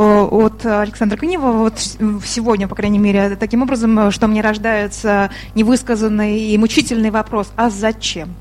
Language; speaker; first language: Russian; native; Russian